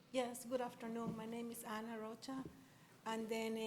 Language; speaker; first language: English; non-native, fluent; Spanish